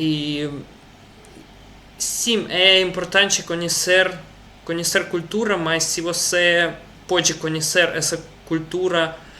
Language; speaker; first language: Portuguese; non-native, learner; Russian